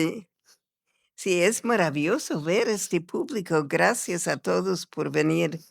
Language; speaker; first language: Spanish; non-native, fluent; English